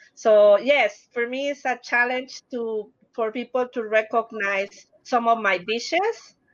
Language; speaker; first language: English; non-native, learner; Spanish